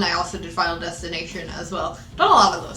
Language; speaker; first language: English; native; English